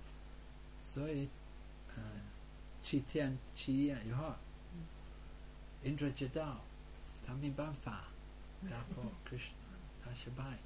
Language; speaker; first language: Chinese; non-native, fluent; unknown